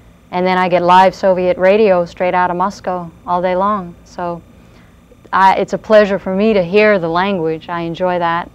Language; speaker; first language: English; native; English